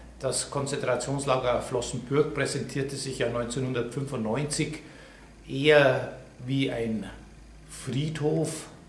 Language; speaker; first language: German; native; German